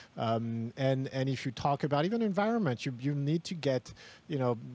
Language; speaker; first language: English; non-native, fluent; French